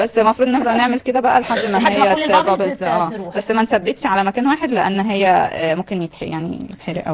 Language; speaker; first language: Arabic; native; Arabic